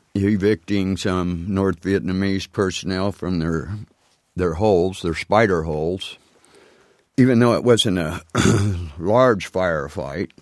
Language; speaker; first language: English; native; English